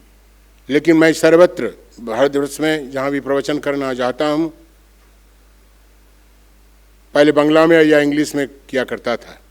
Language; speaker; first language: Hindi; non-native, local second language; Bangla